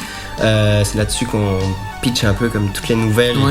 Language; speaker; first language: French; native; French